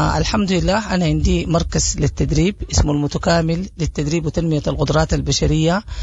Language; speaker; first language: Arabic; native; Arabic